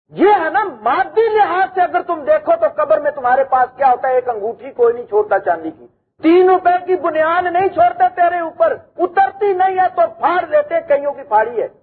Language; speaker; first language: Urdu; non-native, local second language; Punjabi